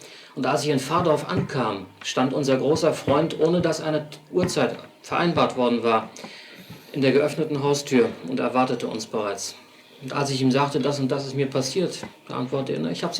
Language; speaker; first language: German; native; German